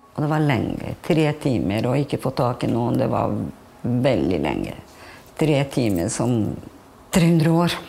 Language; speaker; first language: Norwegian; non-native, fluent; Albanian